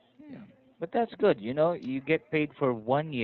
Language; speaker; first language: English; non-native, fluent; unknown